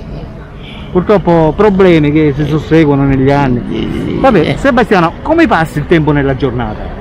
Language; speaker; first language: Italian; native; Italian